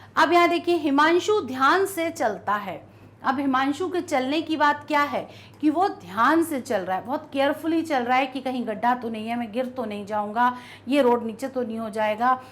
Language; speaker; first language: Hindi; native; Hindi